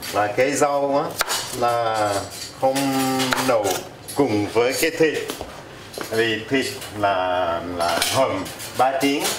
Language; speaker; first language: Vietnamese; non-native, fluent; French